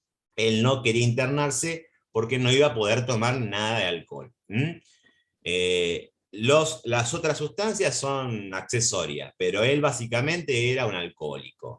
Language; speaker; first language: Spanish; native; Spanish